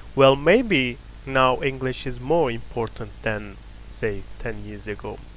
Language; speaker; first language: English; non-native, fluent; Turkish